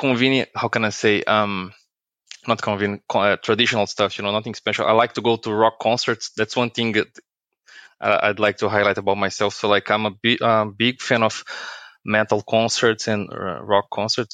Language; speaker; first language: English; non-native, fluent; Portuguese